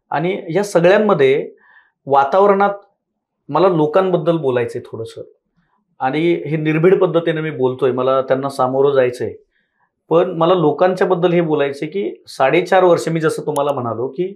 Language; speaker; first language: Marathi; native; Marathi